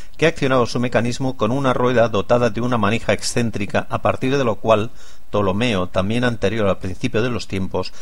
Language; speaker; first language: Spanish; non-native, local second language; Catalan